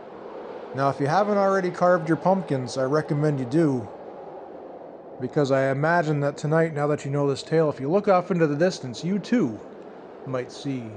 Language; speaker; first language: English; native; English